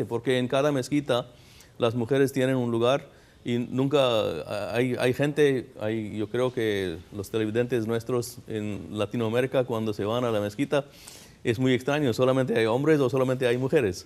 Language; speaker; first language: Spanish; non-native, fluent; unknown